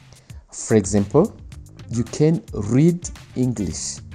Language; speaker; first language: English; non-native, local second language; Kinyarwanda